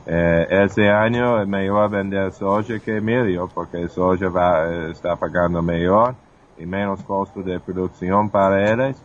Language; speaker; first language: Portuguese; non-native, fluent; English